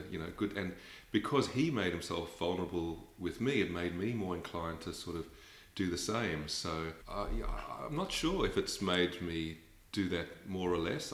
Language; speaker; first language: English; native; English